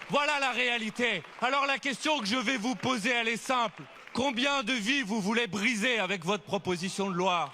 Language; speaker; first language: French; native; French